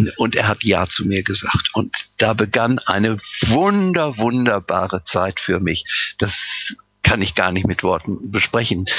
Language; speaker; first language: German; native; German